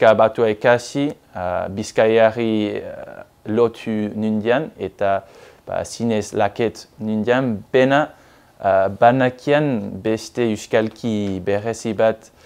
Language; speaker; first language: Basque; non-native, fluent; English